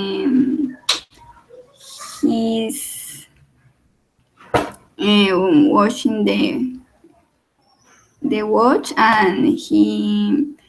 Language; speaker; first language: English; non-native, learner; Spanish